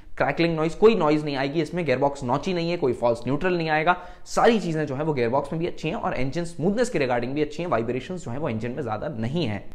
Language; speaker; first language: Hindi; native; Hindi